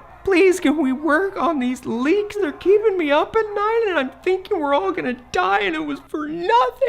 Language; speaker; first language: English; native; English